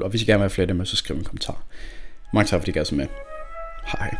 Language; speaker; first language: Danish; native; Danish